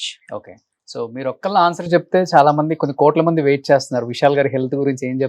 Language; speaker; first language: Telugu; native; Telugu